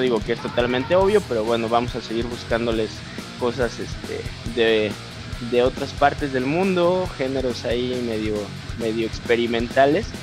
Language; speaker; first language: Spanish; native; Spanish